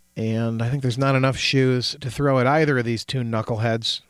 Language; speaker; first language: English; native; English